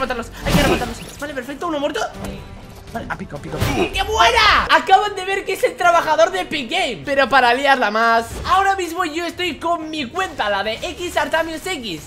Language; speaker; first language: Spanish; native; Spanish